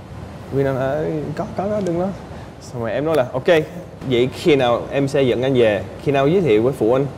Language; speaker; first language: Vietnamese; non-native, fluent; English